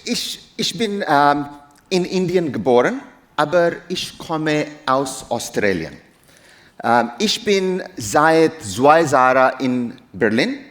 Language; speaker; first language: German; non-native, learner; English